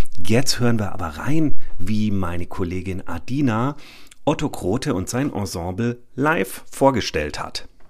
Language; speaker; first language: German; native; German